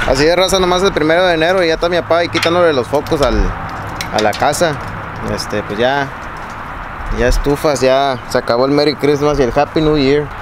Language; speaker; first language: Spanish; early bilingual, heritage; Spanish